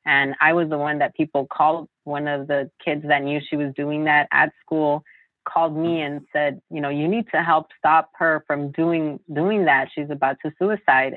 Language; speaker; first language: English; native; English